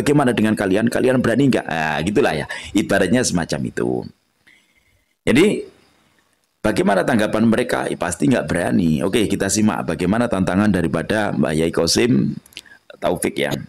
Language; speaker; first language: Indonesian; non-native, local second language; Javanese